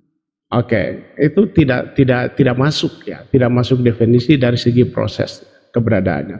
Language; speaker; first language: Indonesian; native; Indonesian